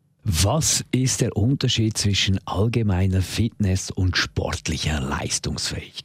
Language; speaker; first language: German; native; German